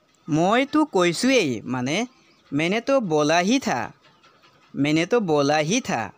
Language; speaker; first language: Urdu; non-native, local second language; Assamese